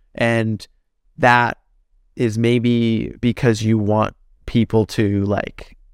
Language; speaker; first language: English; native; English